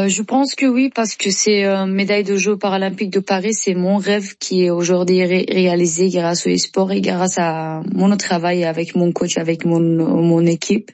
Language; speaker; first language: French; non-native, learner; Persian